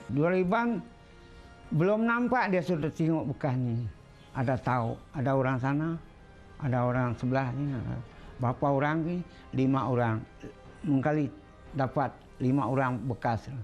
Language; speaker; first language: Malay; non-native, local second language; Iban